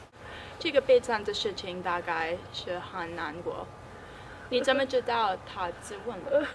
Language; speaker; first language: Chinese; non-native, learner; English